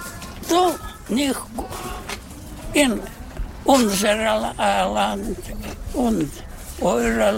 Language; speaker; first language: German; non-native, learner; Russian